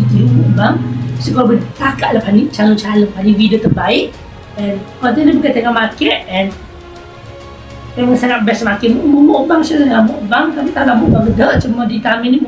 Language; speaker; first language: Malay; native; Malay